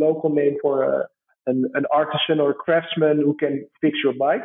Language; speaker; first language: English; non-native, fluent; Dutch